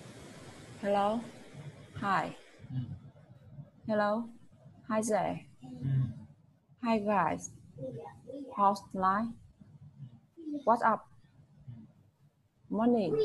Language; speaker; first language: English; non-native, learner; Vietnamese